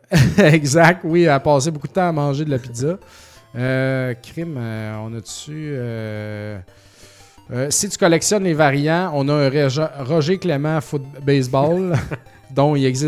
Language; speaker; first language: French; native; French